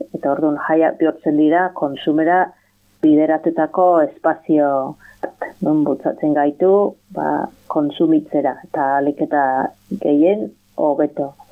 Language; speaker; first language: Basque; non-native, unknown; English